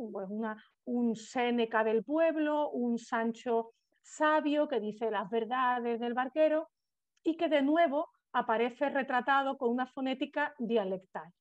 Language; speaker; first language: Spanish; native; Spanish